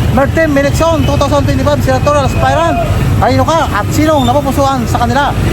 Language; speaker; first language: Filipino; non-native, local second language; Bikol